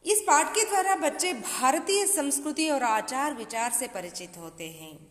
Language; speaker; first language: Hindi; non-native, local second language; Kannada